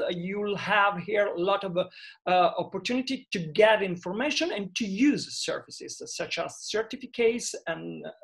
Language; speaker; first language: English; non-native, fluent; Italian